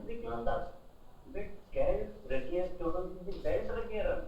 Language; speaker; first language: German; non-native, learner; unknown